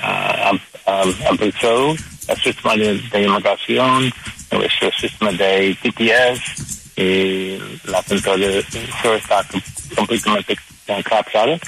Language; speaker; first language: Spanish; non-native, learner; English